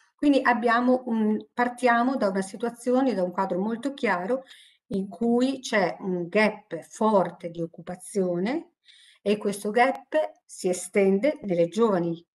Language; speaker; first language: Italian; native; Italian